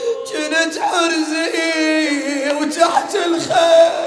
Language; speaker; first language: Arabic; native; Arabic